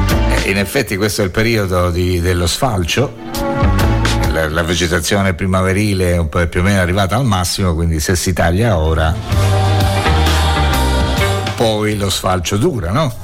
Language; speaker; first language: Italian; native; Italian